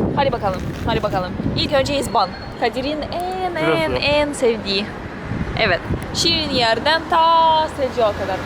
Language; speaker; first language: Turkish; non-native, learner; Russian